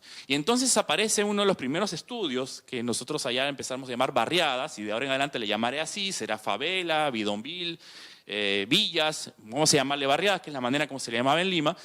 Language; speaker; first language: Spanish; native; Spanish